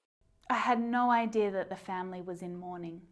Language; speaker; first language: English; native; English